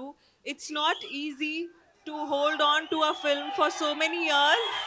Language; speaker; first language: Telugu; non-native, learner; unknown